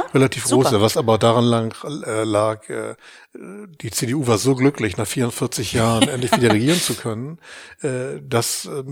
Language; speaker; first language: German; native; German